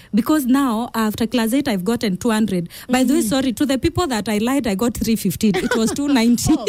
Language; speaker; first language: English; non-native, local second language; Kamba